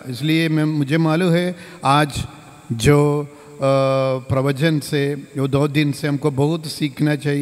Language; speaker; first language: Hindi; non-native, local second language; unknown